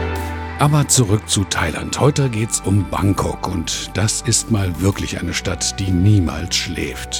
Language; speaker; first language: German; native; German